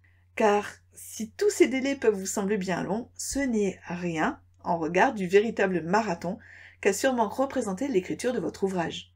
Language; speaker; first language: French; native; French